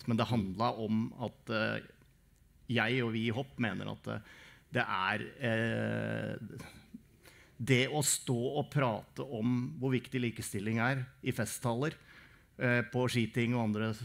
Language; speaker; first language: Norwegian; native; Norwegian